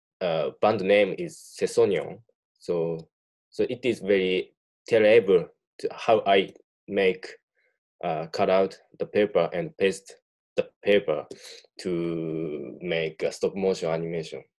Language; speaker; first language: English; non-native, learner; Japanese